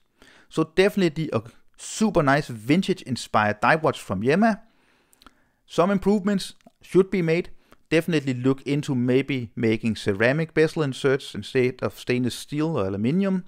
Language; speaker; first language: English; non-native, fluent; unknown